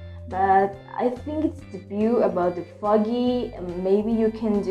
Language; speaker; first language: English; non-native, learner; Spanish